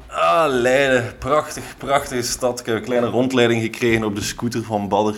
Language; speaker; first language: Dutch; native; Dutch